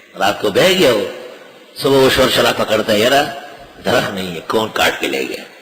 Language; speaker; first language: Urdu; non-native, local second language; Pashto